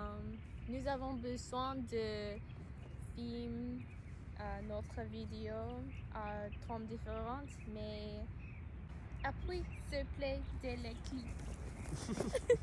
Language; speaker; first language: French; non-native, learner; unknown